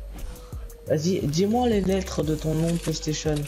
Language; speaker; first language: French; native; French